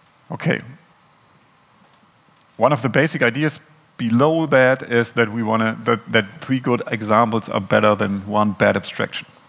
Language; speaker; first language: English; non-native, fluent; German